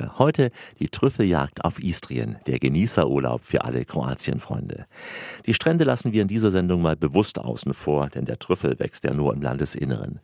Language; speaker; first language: German; native; German